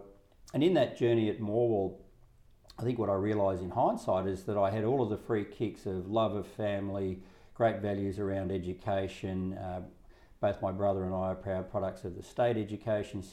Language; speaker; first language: English; native; English